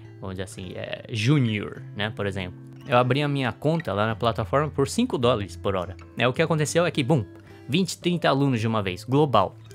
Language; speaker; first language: Portuguese; early bilingual, other home language; Japanese